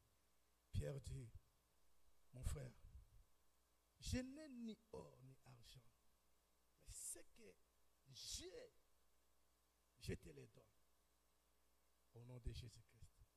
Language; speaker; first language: French; non-native, local second language; Lingala